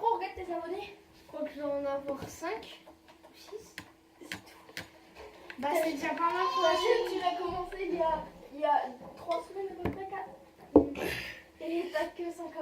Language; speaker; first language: French; native; French